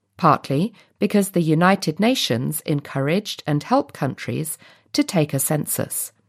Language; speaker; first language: English; native; English